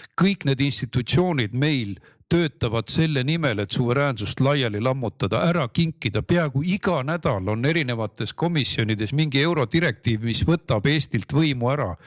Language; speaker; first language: Estonian; native; Estonian